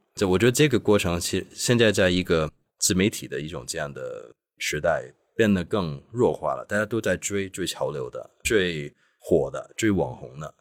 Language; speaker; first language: Chinese; non-native, local second language; Cantonese